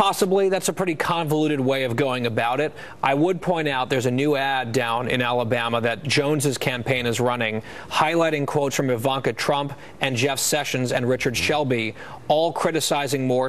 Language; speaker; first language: English; native; English